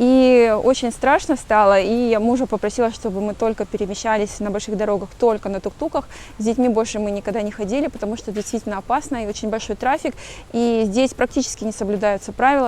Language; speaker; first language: Russian; native; Russian